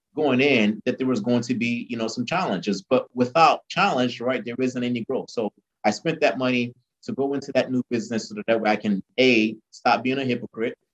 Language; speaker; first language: English; early bilingual, other home language; Haitian Creole